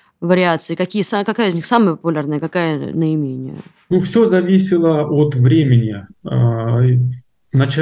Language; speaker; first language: Russian; native; Russian